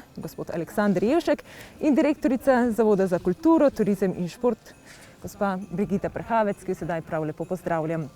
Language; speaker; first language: Slovenian; native; Slovenian